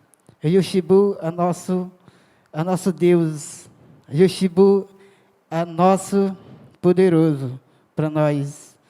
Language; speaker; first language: Portuguese; non-native, local second language; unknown